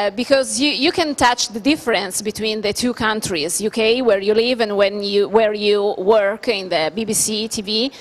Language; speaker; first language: English; non-native, learner; Italian